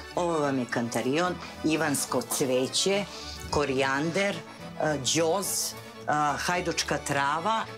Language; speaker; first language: Serbian; native; Serbian